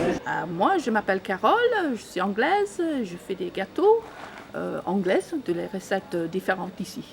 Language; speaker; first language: French; non-native, fluent; English